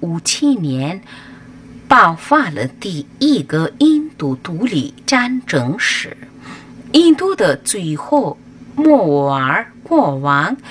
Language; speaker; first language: Chinese; non-native, learner; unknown